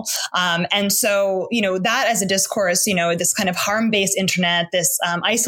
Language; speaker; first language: English; native; English